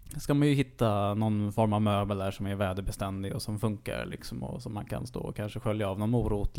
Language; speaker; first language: Swedish; native; Swedish